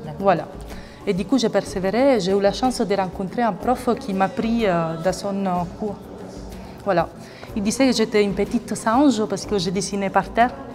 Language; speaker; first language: French; non-native, fluent; Italian